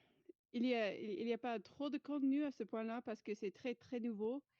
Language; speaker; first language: French; non-native, fluent; English